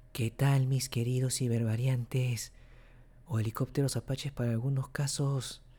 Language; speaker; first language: Spanish; early bilingual, other home language; Japanese